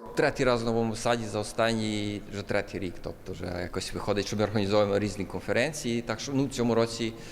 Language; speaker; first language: Ukrainian; native; Ukrainian